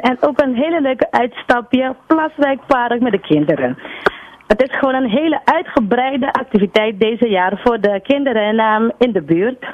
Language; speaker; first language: Dutch; non-native, local second language; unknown